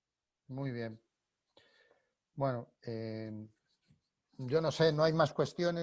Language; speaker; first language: Spanish; native; Spanish